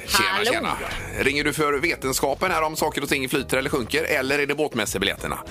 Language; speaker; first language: Swedish; native; Swedish